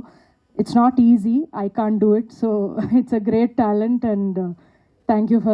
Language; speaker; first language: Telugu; non-native, local second language; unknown